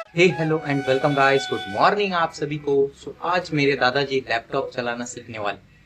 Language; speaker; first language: Hindi; non-native, local second language; Marathi